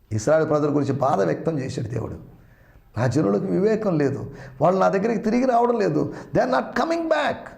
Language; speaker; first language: Telugu; non-native, local second language; Malayalam